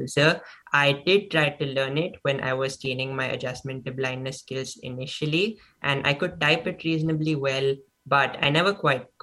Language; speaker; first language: English; non-native, local second language; Hindi